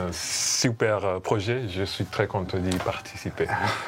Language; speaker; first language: French; non-native, fluent; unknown